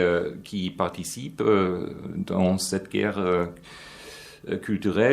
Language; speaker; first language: French; non-native, fluent; German